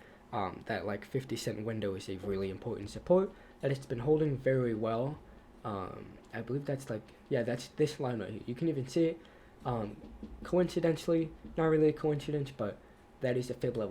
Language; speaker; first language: English; native; English